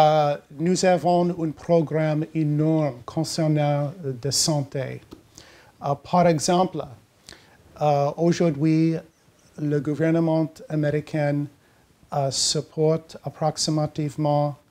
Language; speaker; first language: French; non-native, learner; English